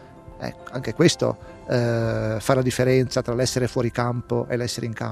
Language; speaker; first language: Italian; native; Italian